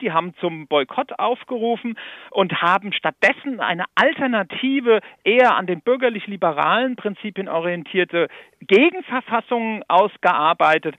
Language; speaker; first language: German; native; German